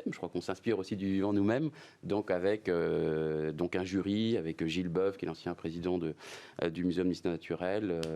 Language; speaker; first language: French; native; French